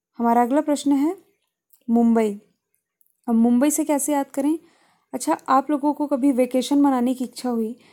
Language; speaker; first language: Hindi; native; Hindi